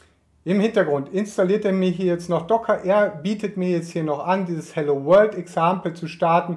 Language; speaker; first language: German; native; German